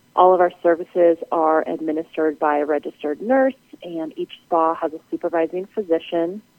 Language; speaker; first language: English; native; English